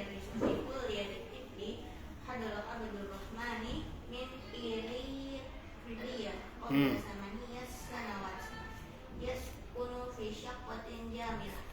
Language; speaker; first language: Arabic; non-native, learner; Indonesian